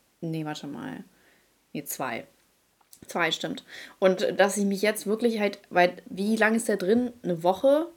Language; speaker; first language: German; early bilingual, other home language; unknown